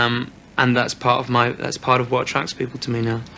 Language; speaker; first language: English; native; English